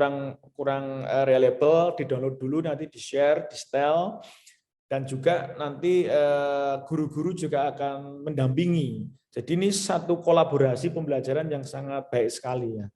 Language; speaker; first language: Indonesian; native; Indonesian